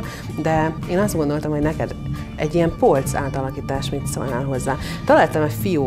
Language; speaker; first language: Hungarian; native; Hungarian